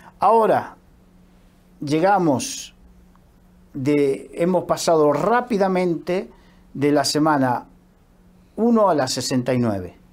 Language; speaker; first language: Spanish; native; Spanish